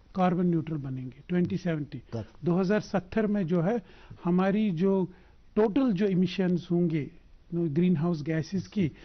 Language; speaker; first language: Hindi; non-native, local second language; Kashmiri